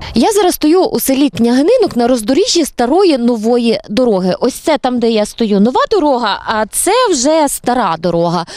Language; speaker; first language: Ukrainian; native; Ukrainian